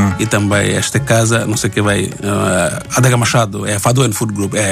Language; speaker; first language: Portuguese; non-native, learner; Bangla